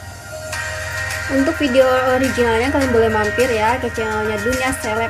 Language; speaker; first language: Indonesian; native; Indonesian